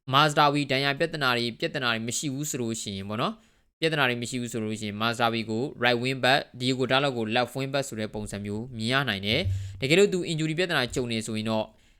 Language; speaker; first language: Burmese; native; Burmese